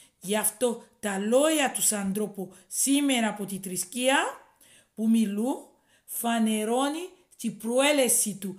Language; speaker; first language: Greek; non-native, fluent; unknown